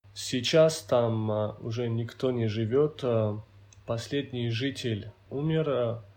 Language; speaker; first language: Russian; non-native, local second language; Avaric